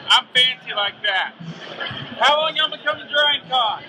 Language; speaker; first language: English; native; English